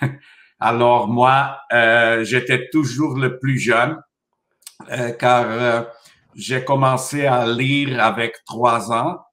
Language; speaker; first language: French; non-native, fluent; Portuguese